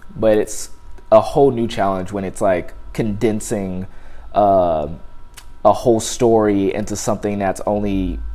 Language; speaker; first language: English; native; English